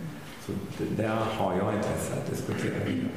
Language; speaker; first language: Swedish; non-native, fluent; German